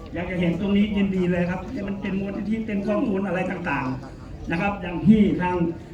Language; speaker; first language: Thai; native; Thai